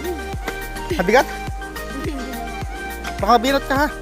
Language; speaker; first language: Filipino; non-native, local second language; Cebuano